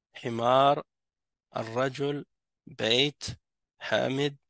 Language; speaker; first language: Arabic; non-native, fluent; French